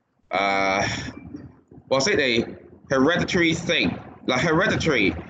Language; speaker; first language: English; non-native, local second language; Cantonese